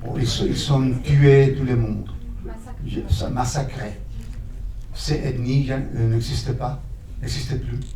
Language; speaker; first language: French; non-native, fluent; Spanish